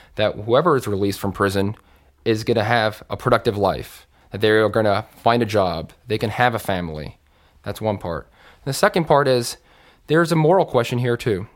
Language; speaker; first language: English; native; English